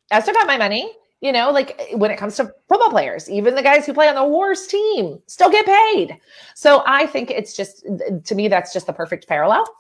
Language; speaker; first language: English; native; English